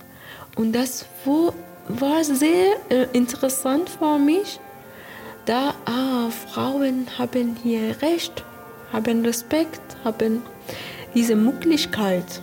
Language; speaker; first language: German; non-native, learner; Persian